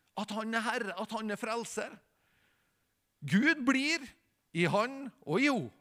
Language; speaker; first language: Norwegian; native; Norwegian